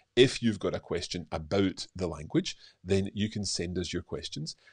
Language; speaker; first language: English; native; English